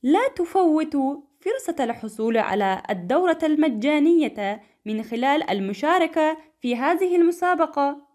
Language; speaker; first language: Arabic; non-native, learner; Turkish